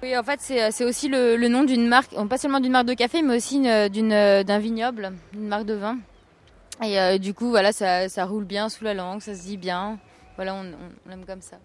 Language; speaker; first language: French; native; French